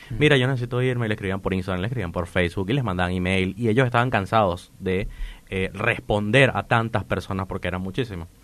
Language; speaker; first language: Spanish; native; Spanish